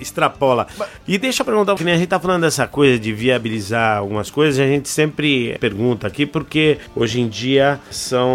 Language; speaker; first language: Portuguese; native; Portuguese